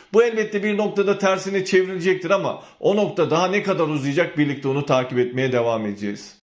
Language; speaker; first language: Turkish; native; Turkish